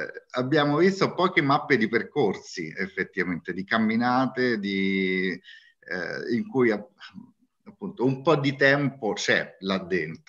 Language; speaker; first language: Italian; native; Italian